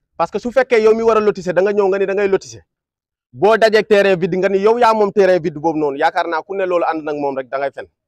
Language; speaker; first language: Wolof; non-native, local second language; Fula